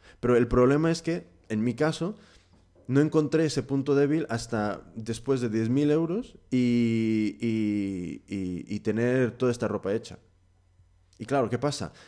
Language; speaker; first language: Spanish; early bilingual, heritage; Spanish